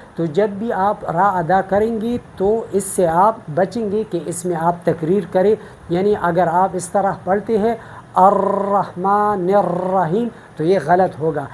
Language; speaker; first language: Urdu; non-native, local second language; Pashto